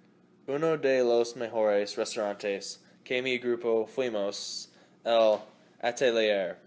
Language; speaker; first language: Spanish; non-native, learner; English